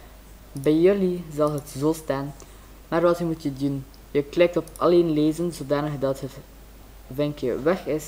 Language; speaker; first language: Dutch; native; Dutch